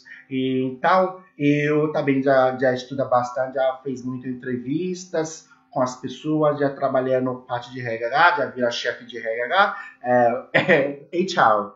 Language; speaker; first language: Portuguese; non-native, learner; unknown